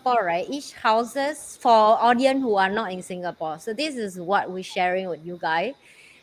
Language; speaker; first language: English; non-native, fluent; Vietnamese